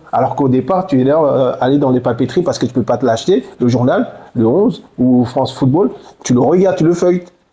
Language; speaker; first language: French; early bilingual, other home language; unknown